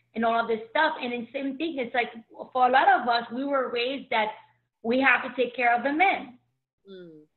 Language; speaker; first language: English; early bilingual, other home language; Haitian Creole